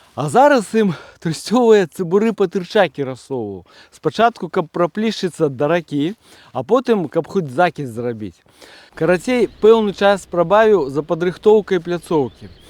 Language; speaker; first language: Belarusian; native; Belarusian